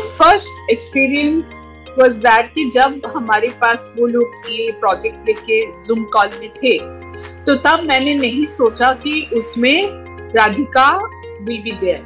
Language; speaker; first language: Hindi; non-native, local second language; Bangla